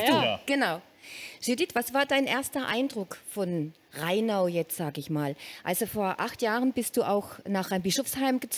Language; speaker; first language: German; native; German